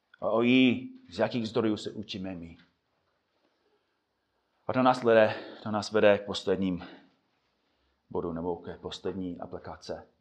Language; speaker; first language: Czech; non-native, fluent; English